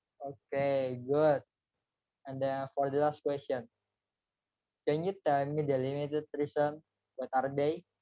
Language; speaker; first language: English; non-native, learner; Indonesian